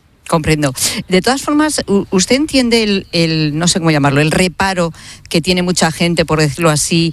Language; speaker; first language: Spanish; native; Spanish